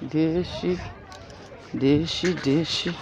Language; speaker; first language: Italian; non-native, learner; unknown